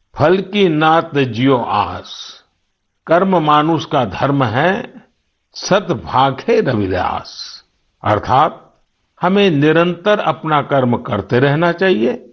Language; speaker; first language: Hindi; non-native, local second language; Gujarati